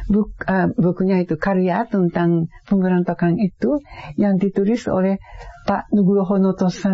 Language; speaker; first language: Indonesian; non-native, fluent; Japanese